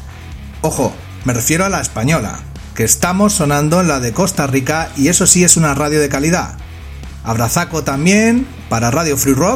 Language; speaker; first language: Spanish; native; Spanish